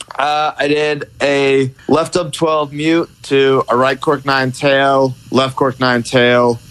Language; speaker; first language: English; native; English